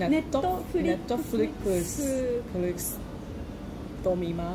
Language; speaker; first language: Japanese; non-native, learner; English